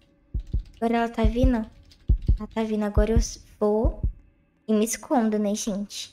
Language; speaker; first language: Portuguese; native; Portuguese